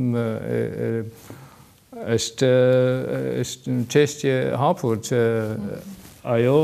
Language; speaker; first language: Albanian; non-native, learner; German